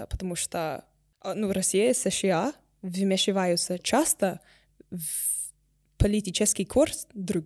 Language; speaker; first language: Russian; non-native, learner; English